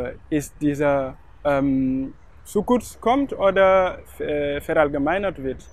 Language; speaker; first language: German; non-native, fluent; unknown